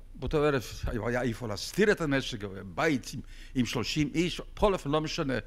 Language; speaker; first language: Hebrew; non-native, fluent; Lithuanian